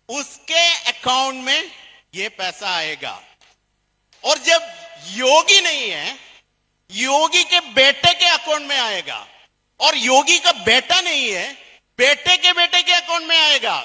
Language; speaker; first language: Hindi; non-native, fluent; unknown